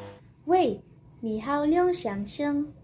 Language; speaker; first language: Chinese; non-native, learner; Indonesian